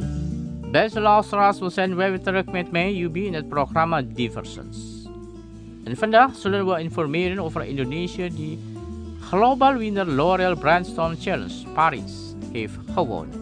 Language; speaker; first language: Dutch; non-native, learner; Indonesian